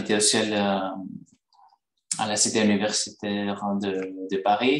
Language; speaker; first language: French; non-native, fluent; Greek